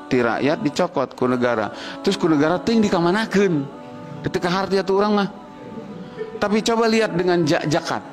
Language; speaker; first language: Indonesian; non-native, local second language; Sundanese